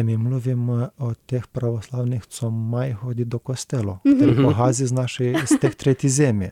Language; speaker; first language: Czech; non-native, learner; Romanian